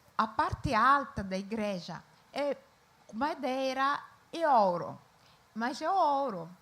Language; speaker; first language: Portuguese; non-native, fluent; Italian